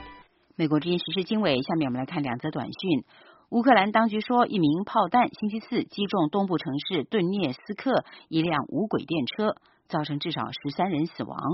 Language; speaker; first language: Chinese; native; Chinese